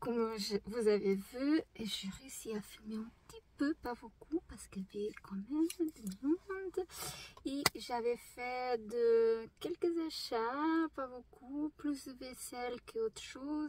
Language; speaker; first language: French; non-native, fluent; Portuguese